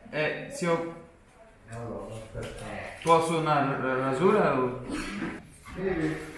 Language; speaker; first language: Italian; non-native, learner; Portuguese